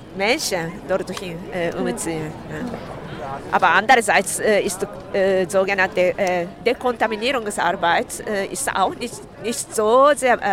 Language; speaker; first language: German; non-native, fluent; Japanese